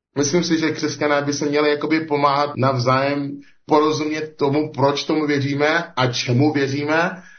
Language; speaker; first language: Czech; non-native, fluent; English